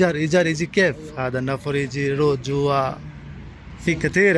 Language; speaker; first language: Arabic; non-native, learner; Bangla